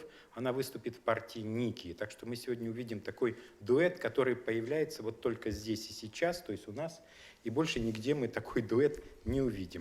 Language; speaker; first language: Russian; native; Russian